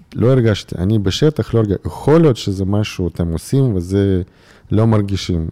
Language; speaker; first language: Hebrew; non-native, fluent; Russian